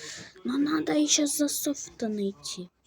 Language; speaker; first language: Russian; native; Russian